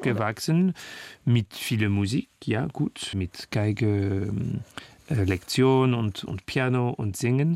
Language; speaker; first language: German; non-native, learner; French